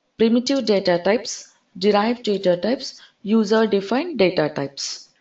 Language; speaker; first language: English; non-native, local second language; Telugu